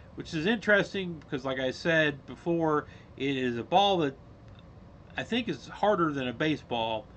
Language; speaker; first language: English; native; English